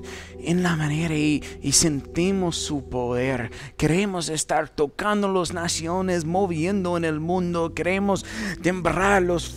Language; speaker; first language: Spanish; non-native, fluent; English